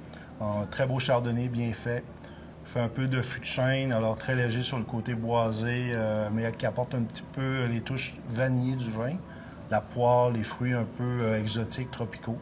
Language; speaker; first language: French; native; French